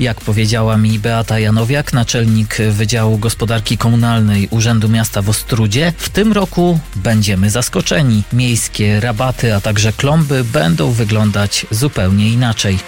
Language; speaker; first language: Polish; native; Polish